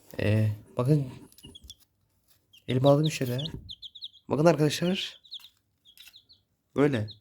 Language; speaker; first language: Turkish; native; Turkish